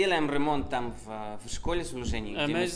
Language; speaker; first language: Russian; non-native, fluent; Spanish